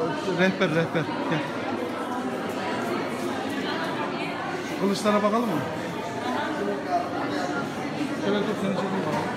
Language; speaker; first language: Turkish; native; Turkish